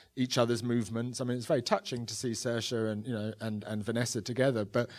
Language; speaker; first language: English; native; English